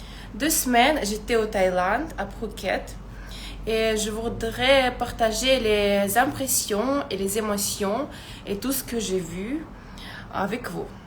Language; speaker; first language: French; non-native, fluent; Russian